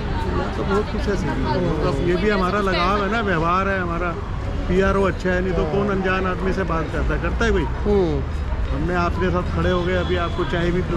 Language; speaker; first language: Hindi; native; Hindi